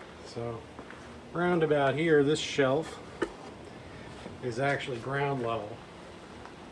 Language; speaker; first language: English; native; English